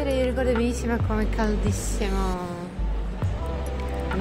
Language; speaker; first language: Italian; non-native, learner; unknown